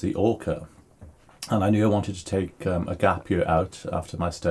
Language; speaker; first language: English; native; English